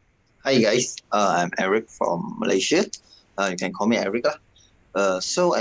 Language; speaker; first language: English; non-native, fluent; Malay